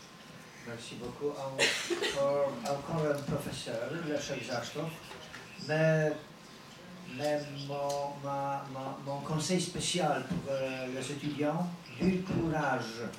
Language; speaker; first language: French; non-native, fluent; Polish